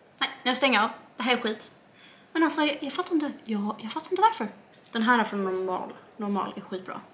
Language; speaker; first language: Swedish; native; Swedish